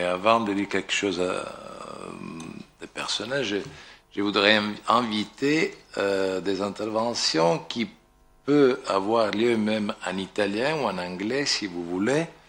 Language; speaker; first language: French; non-native, fluent; Italian